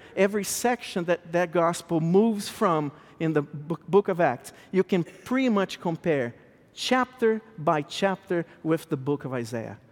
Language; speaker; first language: English; non-native, fluent; Portuguese